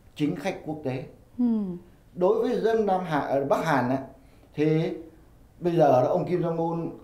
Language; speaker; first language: Vietnamese; native; Vietnamese